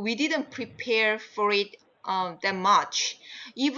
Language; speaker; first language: English; non-native, fluent; Korean